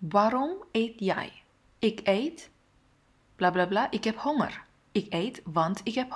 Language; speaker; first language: Dutch; non-native, learner; Indonesian